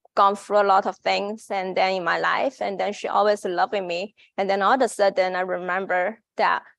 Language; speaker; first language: English; non-native, fluent; Chinese